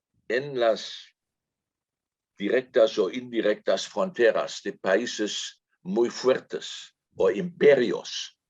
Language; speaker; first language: Spanish; non-native, fluent; German